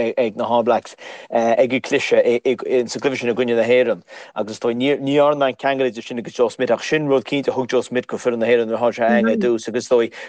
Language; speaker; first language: Irish; native; Irish